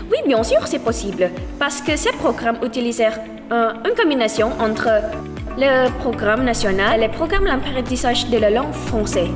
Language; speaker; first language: French; non-native, learner; Indonesian